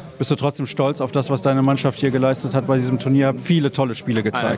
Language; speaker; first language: German; native; German